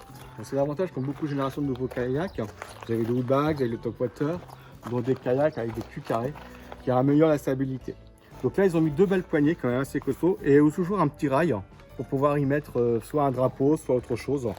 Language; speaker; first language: French; native; French